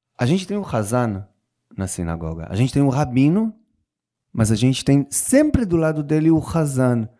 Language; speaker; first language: Portuguese; non-native, fluent; Hebrew